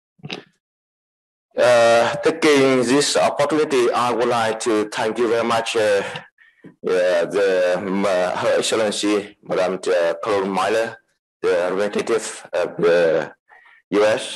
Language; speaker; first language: English; non-native, fluent; Vietnamese